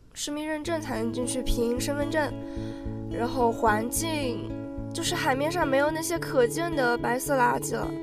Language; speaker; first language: Chinese; native; Chinese